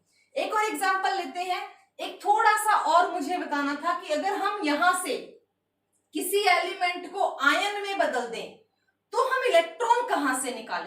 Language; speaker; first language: Hindi; native; Hindi